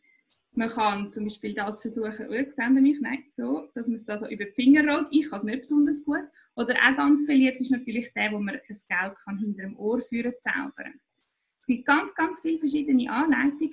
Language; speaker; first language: German; native; German